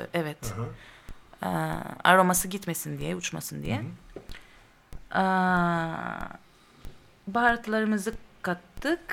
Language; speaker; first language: Turkish; non-native, learner; Greek